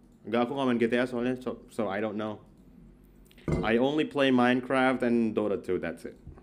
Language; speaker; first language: English; non-native, fluent; Indonesian